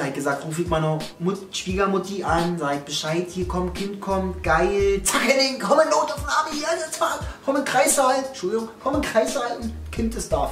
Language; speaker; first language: German; native; German